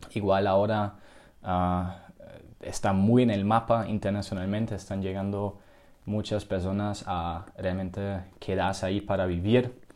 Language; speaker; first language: Spanish; non-native, fluent; German